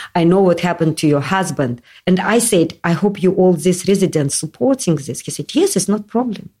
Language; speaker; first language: English; non-native, learner; Russian